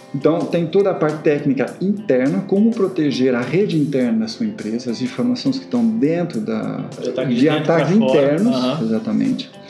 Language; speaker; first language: Portuguese; non-native, fluent; French